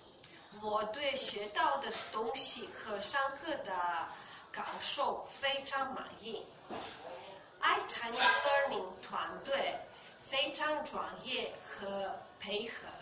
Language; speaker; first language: Chinese; non-native, learner; Bosnian